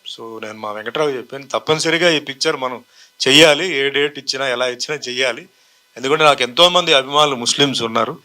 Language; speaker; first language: Telugu; native; Telugu